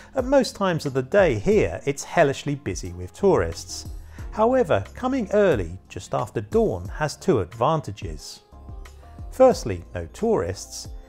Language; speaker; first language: English; native; English